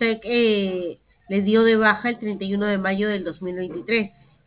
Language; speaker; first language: Spanish; native; Spanish